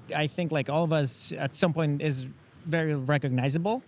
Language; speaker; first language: English; non-native, fluent; Spanish